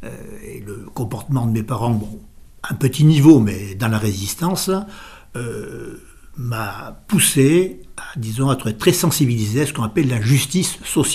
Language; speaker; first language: French; native; French